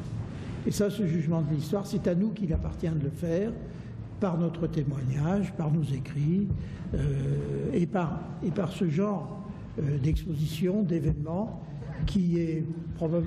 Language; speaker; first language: French; native; French